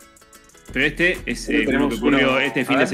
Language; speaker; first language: Spanish; native; Spanish